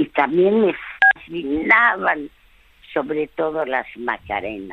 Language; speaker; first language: Spanish; early bilingual, other home language; French